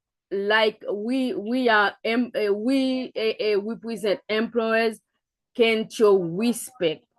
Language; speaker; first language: English; non-native, learner; Haitian Creole